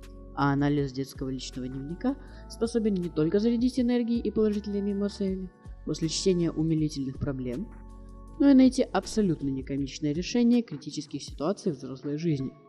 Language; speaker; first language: Russian; native; Russian